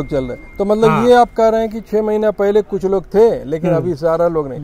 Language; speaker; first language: Hindi; native; Hindi